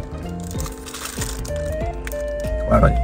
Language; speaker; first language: Japanese; native; Japanese